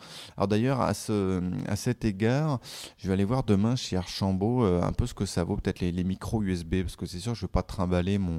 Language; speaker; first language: French; native; French